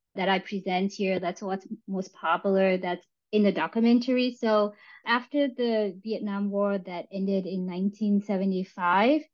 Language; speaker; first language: English; early bilingual, other home language; Vietnamese